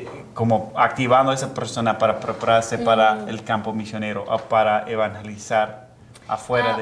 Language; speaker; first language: Spanish; non-native, fluent; English